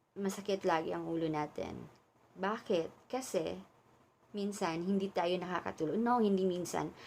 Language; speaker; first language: Filipino; non-native, local second language; Cebuano